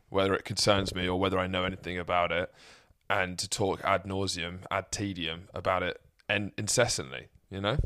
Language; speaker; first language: English; native; English